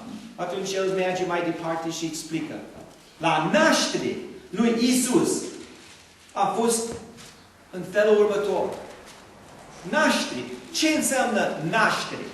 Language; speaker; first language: Romanian; non-native, learner; English